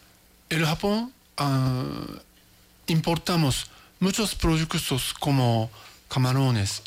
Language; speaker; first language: Spanish; non-native, learner; Japanese